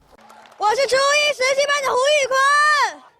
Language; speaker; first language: Chinese; native; Chinese